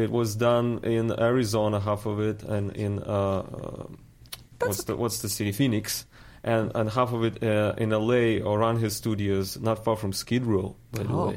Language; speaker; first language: English; non-native, fluent; Russian